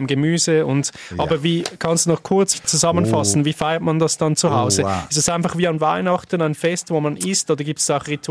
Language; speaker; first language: German; native; German